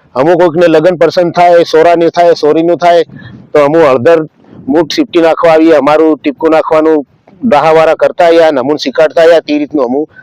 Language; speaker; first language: Gujarati; native; Gujarati